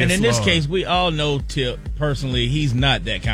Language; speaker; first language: English; native; English